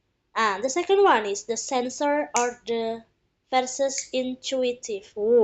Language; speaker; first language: English; non-native, fluent; Indonesian